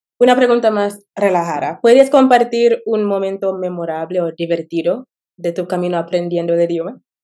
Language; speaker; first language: Spanish; non-native, learner; English